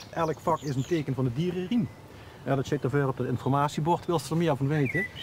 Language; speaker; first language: Dutch; native; Dutch